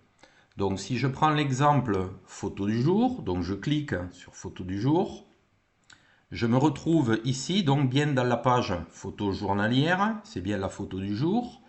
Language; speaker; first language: French; native; French